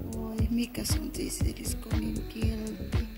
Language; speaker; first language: Finnish; non-native, learner; Filipino